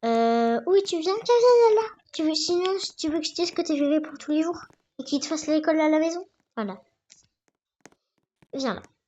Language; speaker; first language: French; native; French